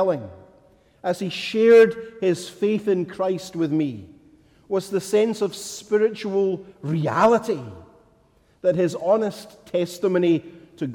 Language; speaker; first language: English; native; English